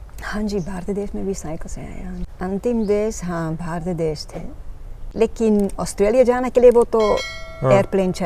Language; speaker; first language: Hindi; non-native, learner; Dutch